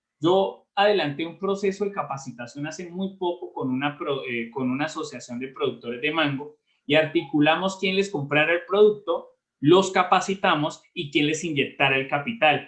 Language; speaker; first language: Spanish; native; Spanish